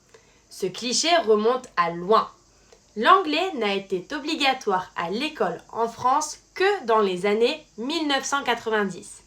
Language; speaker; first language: French; native; French